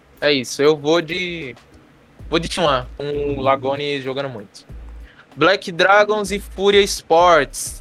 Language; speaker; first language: Portuguese; native; Portuguese